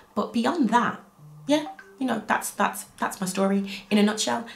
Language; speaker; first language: English; native; English